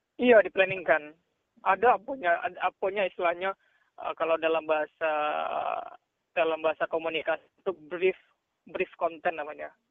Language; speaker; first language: Indonesian; non-native, local second language; Minangkabau